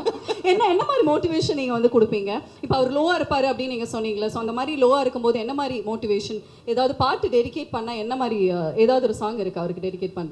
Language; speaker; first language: Tamil; native; Tamil